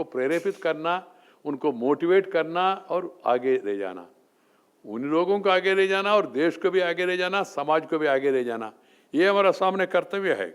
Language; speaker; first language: Hindi; non-native, local second language; Telugu